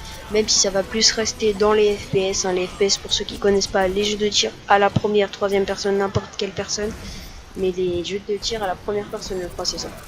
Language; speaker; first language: French; native; French